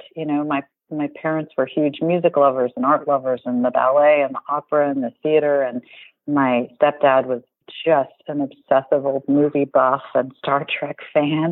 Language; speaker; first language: English; native; English